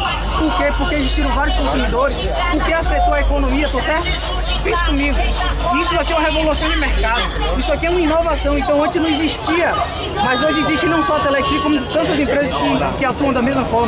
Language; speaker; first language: Portuguese; native; Portuguese